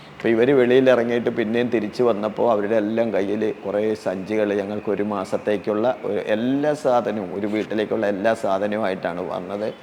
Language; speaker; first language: Malayalam; native; Malayalam